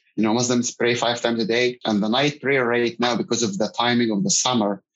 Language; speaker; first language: English; non-native, fluent; Arabic